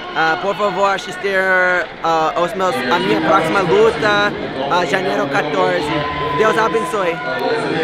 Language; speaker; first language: Portuguese; non-native, fluent; English